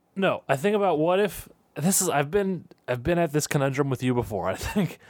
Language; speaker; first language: English; native; English